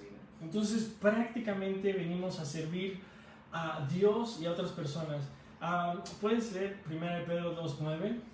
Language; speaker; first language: Spanish; native; Spanish